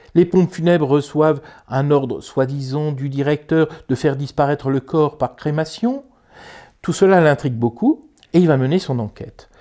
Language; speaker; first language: French; native; French